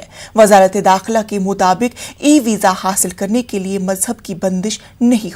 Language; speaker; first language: Hindi; native; Hindi